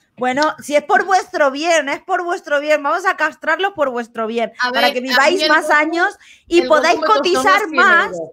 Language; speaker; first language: Spanish; native; Spanish